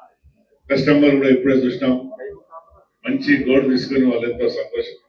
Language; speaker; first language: Telugu; native; Telugu